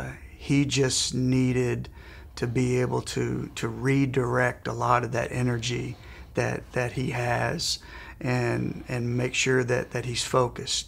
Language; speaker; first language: English; native; English